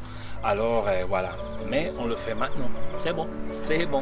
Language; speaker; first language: French; non-native, local second language; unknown